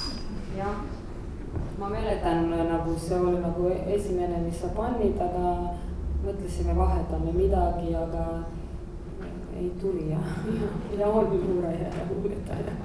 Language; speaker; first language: Estonian; non-native, learner; Croatian